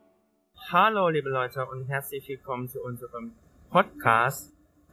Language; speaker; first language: German; non-native, learner; Thai